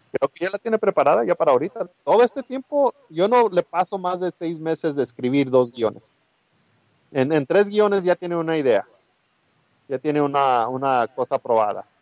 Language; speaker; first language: Spanish; early bilingual, heritage; Spanish